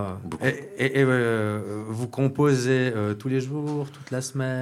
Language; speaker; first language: French; native; French